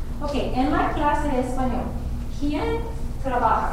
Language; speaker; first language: Spanish; non-native, fluent; English